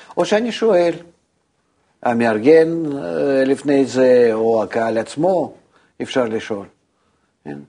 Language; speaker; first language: Hebrew; non-native, fluent; Russian